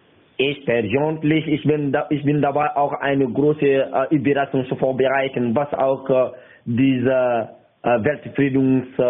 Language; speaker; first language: German; non-native, learner; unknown